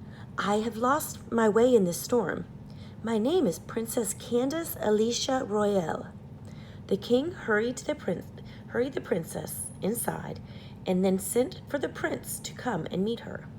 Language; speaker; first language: English; native; English